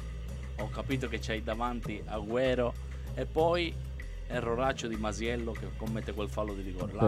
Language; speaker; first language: Italian; native; Italian